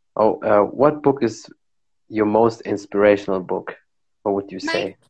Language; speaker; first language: English; non-native, fluent; Arabic